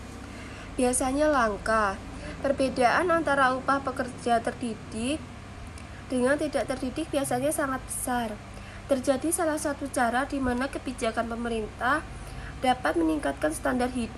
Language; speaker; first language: Indonesian; native; Indonesian